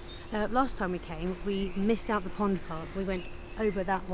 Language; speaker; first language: English; native; English